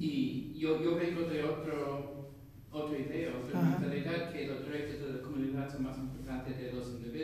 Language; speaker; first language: Spanish; non-native, fluent; English